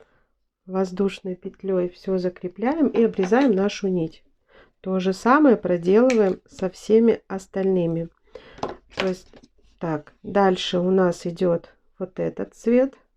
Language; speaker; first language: Russian; native; Russian